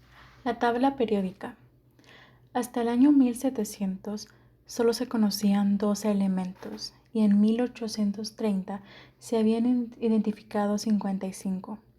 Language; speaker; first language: Spanish; native; Spanish